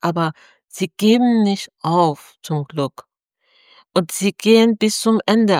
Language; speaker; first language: German; non-native, fluent; Persian